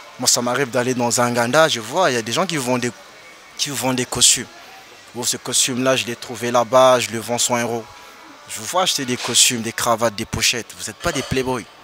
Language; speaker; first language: French; early bilingual, other home language; Lingala